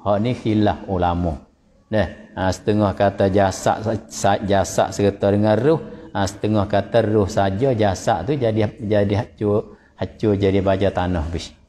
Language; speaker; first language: Malay; native; Malay